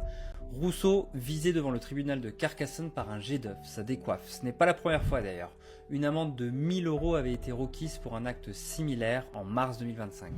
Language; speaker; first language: French; native; French